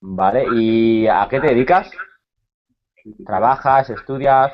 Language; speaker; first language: Spanish; native; Spanish